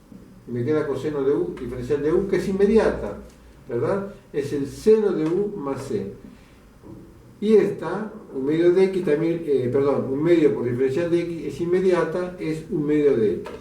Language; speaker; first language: Spanish; native; Spanish